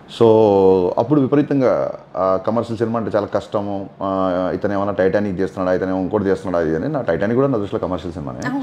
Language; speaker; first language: Telugu; native; Telugu